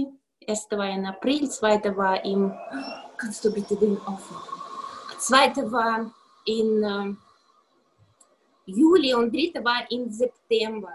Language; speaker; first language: German; non-native, fluent; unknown